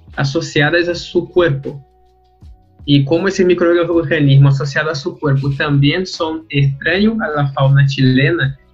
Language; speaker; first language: Spanish; non-native, learner; Portuguese